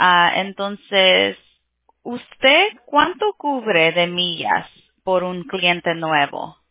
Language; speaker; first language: Spanish; early bilingual, heritage; Spanish